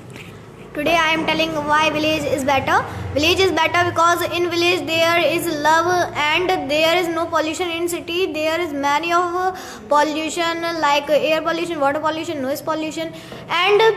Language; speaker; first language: English; non-native, local second language; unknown